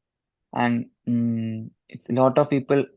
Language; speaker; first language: English; non-native, learner; Malayalam